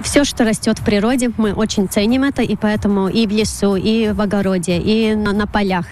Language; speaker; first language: Russian; non-native, local second language; Latvian